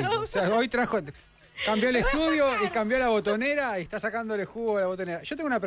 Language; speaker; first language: Spanish; native; Spanish